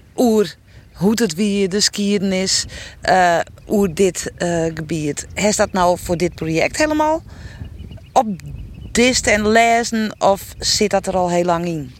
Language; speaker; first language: Dutch; non-native, local second language; Western Frisian